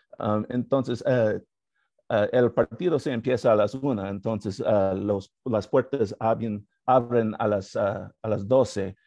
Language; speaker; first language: Spanish; non-native, learner; English